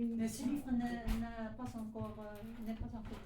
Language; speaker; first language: French; non-native, fluent; Dutch